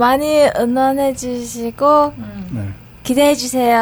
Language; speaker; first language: Korean; non-native, learner; Chinese